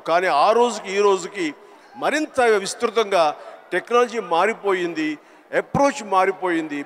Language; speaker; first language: Telugu; native; Telugu